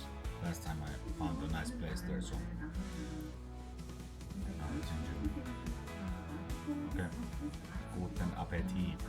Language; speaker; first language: English; non-native, fluent; Finnish